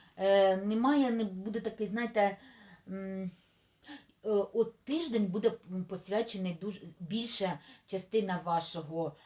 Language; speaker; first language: Ukrainian; non-native, local second language; Russian